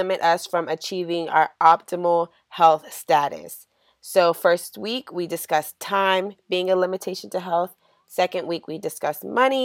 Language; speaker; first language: English; native; English